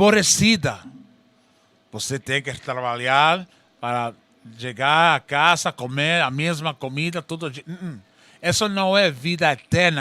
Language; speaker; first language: Portuguese; non-native, learner; Spanish